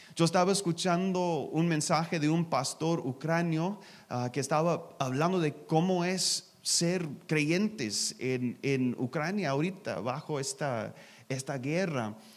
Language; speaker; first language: Spanish; non-native, learner; English